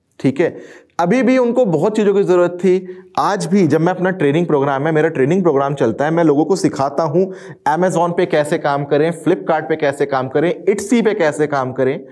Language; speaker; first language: Hindi; native; Hindi